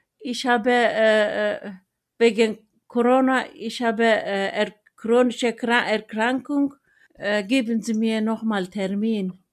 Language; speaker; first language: German; non-native, learner; Turkish